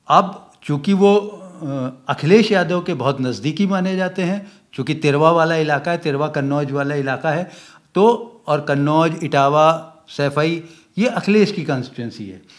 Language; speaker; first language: Hindi; native; Hindi